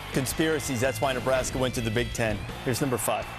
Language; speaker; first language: English; native; English